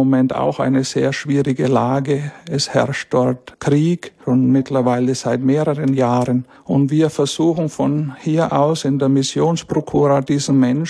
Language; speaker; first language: German; native; German